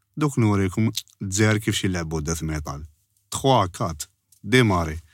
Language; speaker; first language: French; non-native, local second language; Arabic